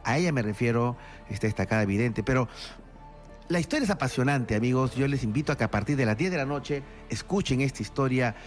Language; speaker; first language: Spanish; native; Spanish